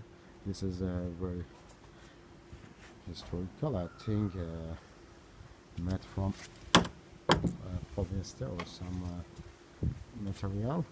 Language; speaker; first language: English; non-native, learner; Turkish